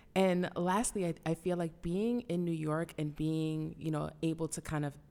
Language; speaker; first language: English; early bilingual, other home language; Spanish